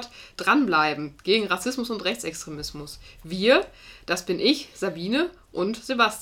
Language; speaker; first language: German; native; German